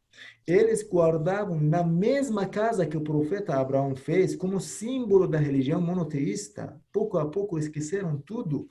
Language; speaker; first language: Portuguese; non-native, fluent; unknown